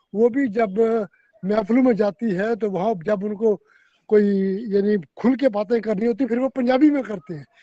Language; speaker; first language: Hindi; non-native, local second language; Punjabi